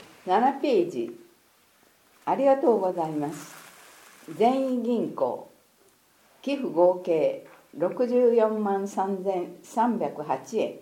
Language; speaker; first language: Japanese; native; Japanese